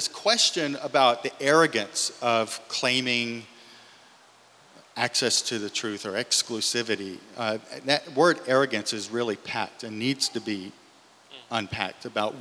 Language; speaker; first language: English; native; English